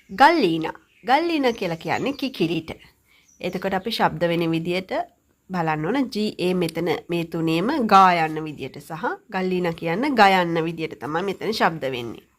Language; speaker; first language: Sinhala; native; Sinhala